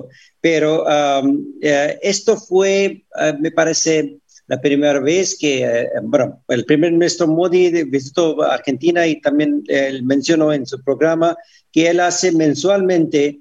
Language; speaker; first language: Spanish; non-native, fluent; Hindi